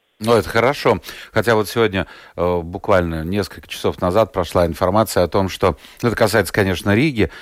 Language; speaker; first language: Russian; native; Russian